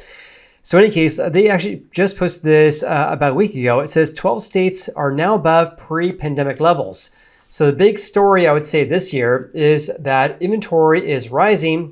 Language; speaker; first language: English; native; English